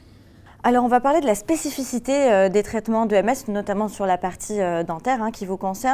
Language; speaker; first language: French; native; French